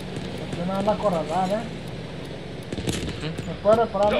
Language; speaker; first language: Spanish; native; Spanish